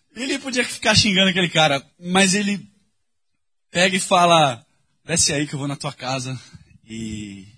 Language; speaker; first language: Portuguese; native; Portuguese